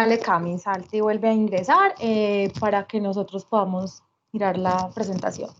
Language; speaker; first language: Spanish; native; Spanish